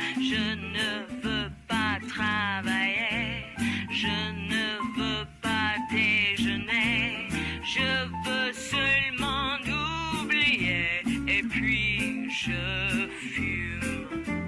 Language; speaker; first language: French; non-native, learner; Indonesian